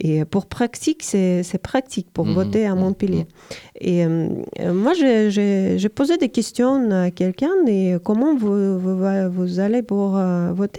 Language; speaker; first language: French; non-native, learner; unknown